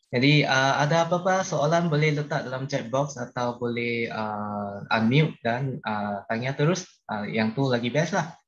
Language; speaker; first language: Malay; non-native, local second language; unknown